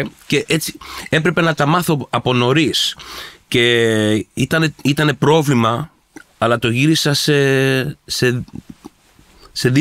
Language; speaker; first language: Greek; early bilingual, heritage; Greek